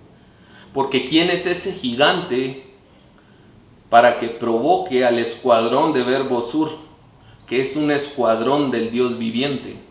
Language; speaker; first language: Spanish; native; Spanish